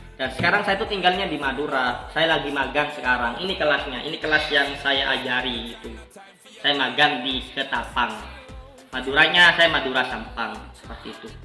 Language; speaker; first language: Indonesian; non-native, local second language; Madurese